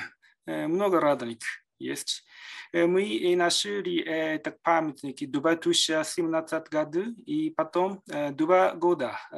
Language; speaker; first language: Russian; non-native, learner; Japanese